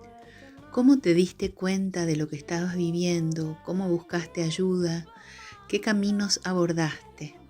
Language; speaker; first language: Spanish; native; Spanish